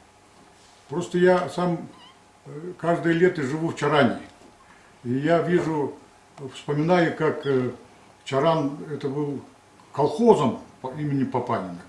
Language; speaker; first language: Russian; non-native, local second language; Yakut